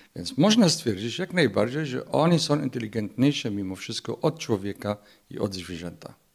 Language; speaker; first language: Polish; non-native, fluent; Arabic